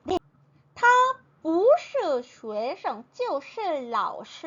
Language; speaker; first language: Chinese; non-native, fluent; Korean